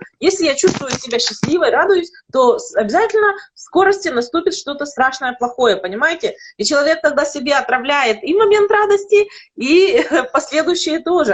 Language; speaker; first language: Russian; native; Russian